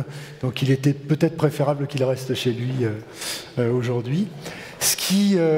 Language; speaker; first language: French; native; French